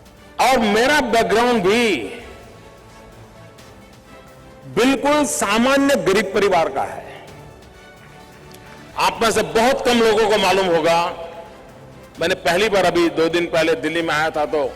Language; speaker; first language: Hindi; non-native, local second language; Gujarati